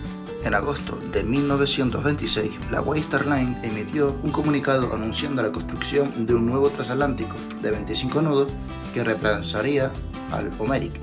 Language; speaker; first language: Spanish; native; Spanish